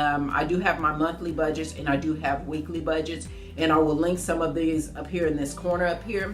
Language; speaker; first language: English; native; English